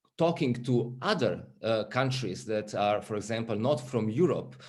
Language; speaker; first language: English; non-native, fluent; Slovenian